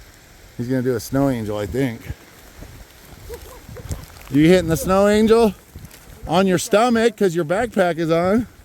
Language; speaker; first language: English; native; English